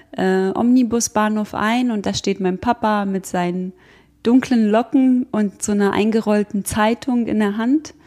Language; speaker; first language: German; early bilingual, other home language; Croatian